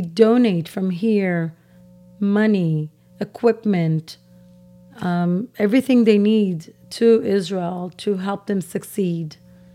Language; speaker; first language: English; non-native, fluent; Persian